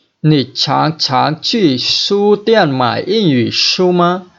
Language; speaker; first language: Chinese; non-native, learner; Vietnamese